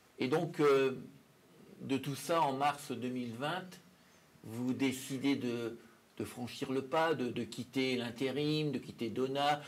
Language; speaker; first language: French; native; French